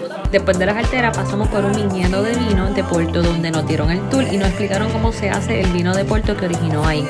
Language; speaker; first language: Spanish; native; Spanish